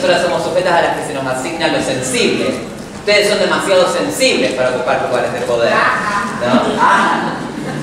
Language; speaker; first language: Spanish; native; Spanish